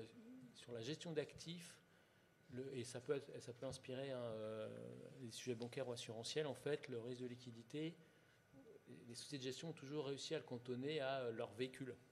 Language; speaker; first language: French; native; French